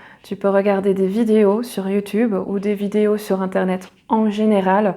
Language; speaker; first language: French; native; French